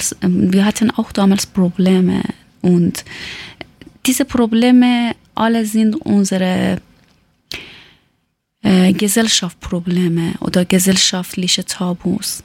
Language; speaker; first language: German; non-native, learner; Persian